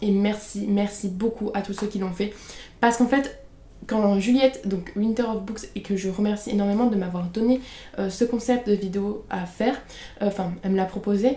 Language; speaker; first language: French; native; French